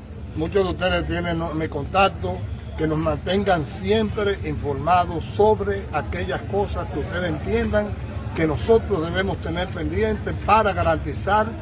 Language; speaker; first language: Spanish; native; Spanish